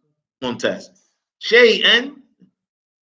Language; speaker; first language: Arabic; non-native, fluent; English